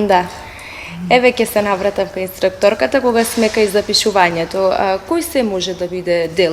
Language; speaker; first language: Macedonian; native; Macedonian